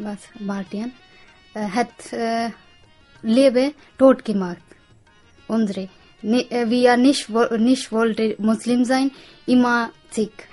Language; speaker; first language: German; non-native, learner; Punjabi